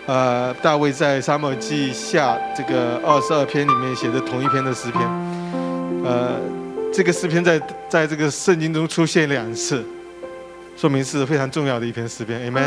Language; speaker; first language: Chinese; native; Chinese